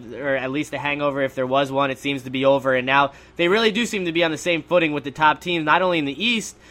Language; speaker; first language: English; native; English